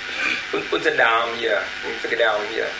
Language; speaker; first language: German; non-native, learner; Vietnamese